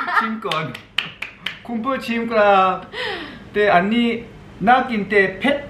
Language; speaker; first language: Thai; non-native, learner; Korean